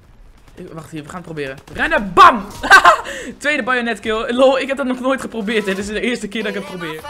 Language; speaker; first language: Dutch; native; Dutch